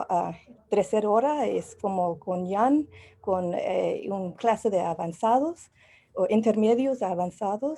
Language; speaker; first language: Spanish; non-native, learner; English